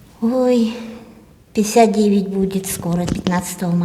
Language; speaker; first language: Russian; non-native, local second language; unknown